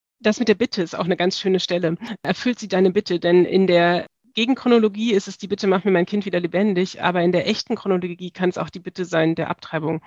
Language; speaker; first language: German; native; German